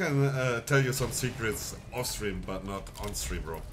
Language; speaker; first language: English; non-native, fluent; German